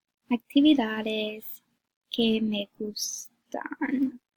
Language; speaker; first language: Spanish; non-native, learner; English